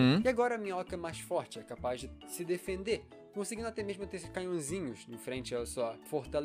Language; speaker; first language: Portuguese; native; Portuguese